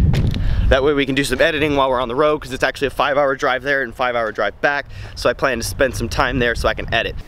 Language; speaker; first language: English; native; English